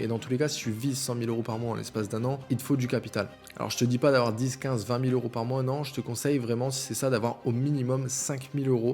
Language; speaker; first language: French; native; French